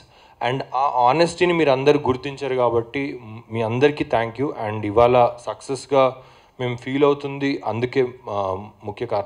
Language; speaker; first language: Telugu; native; Telugu